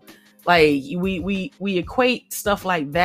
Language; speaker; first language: English; native; English